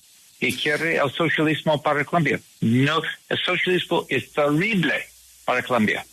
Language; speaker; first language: Spanish; non-native, learner; English